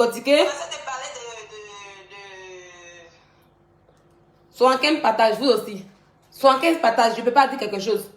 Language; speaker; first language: French; native; French